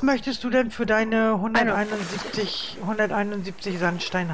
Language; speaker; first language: German; native; German